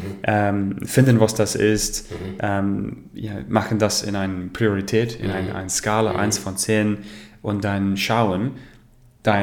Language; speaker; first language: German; non-native, learner; English